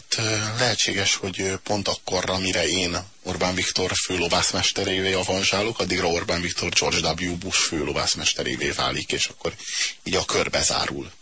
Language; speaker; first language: Hungarian; native; Hungarian